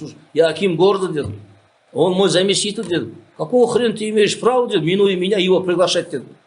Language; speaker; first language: Russian; non-native, local second language; Kazakh